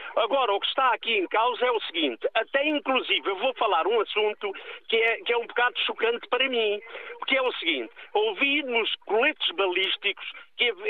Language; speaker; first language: Portuguese; native; Portuguese